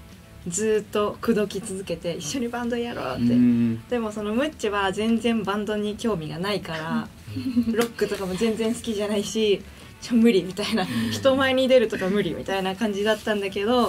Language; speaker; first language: Japanese; native; Japanese